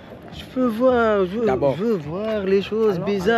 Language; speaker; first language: French; non-native, learner; Arabic